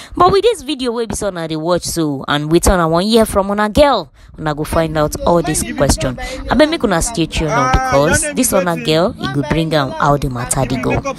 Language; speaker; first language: Nigerian Pidgin; non-native, local second language; Yoruba